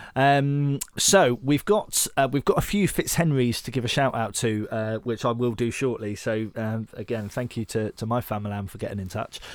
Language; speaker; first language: English; native; English